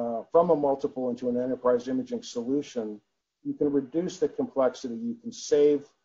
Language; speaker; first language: English; native; English